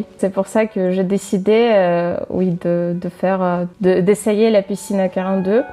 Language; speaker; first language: French; non-native, fluent; Russian